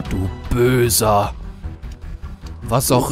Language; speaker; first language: German; native; German